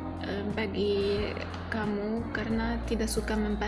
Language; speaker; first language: Indonesian; non-native, learner; Arabic